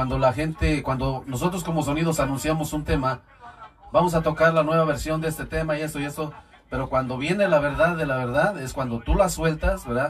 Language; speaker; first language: Spanish; native; Spanish